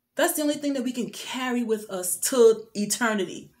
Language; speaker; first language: English; native; English